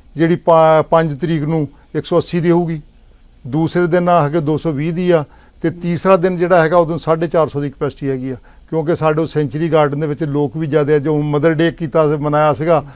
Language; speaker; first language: Punjabi; native; Punjabi